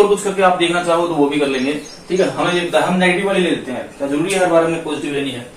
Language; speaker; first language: Hindi; native; Hindi